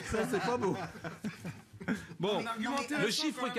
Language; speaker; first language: French; native; French